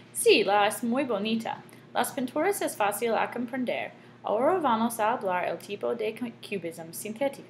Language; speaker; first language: Spanish; non-native, learner; English